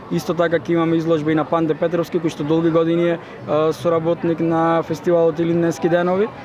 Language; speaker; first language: Macedonian; native; Macedonian